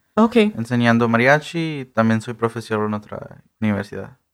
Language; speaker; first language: Spanish; early bilingual, heritage; Spanish